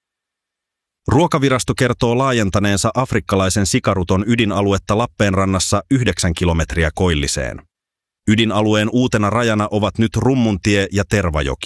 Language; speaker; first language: Finnish; native; Finnish